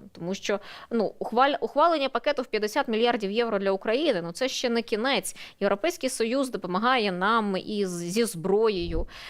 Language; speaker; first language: Ukrainian; native; Ukrainian